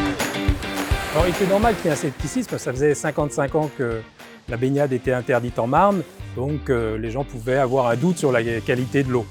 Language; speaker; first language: French; native; French